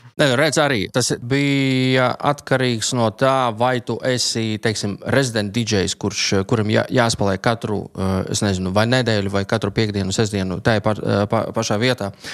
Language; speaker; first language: Latvian; non-native, local second language; Russian